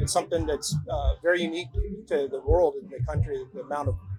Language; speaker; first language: English; native; English